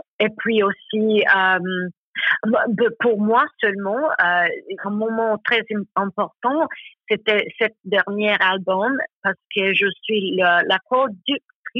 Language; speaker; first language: French; non-native, learner; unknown